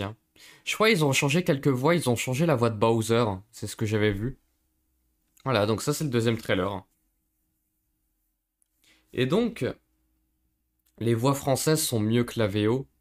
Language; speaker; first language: French; native; French